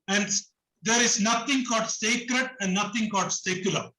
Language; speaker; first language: English; non-native, local second language; Malayalam